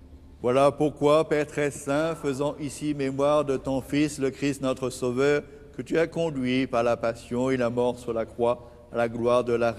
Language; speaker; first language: French; native; French